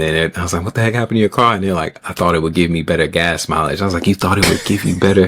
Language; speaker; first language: English; native; English